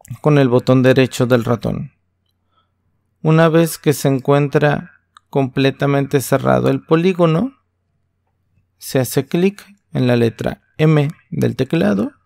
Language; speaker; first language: Spanish; native; Spanish